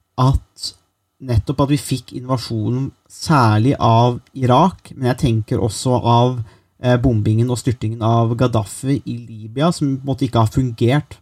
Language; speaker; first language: Norwegian; native; Norwegian